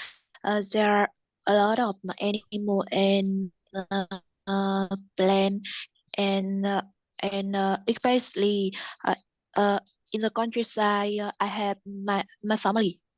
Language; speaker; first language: English; non-native, learner; Vietnamese